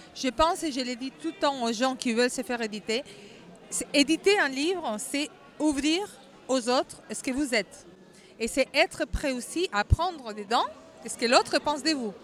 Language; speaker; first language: French; non-native, fluent; Spanish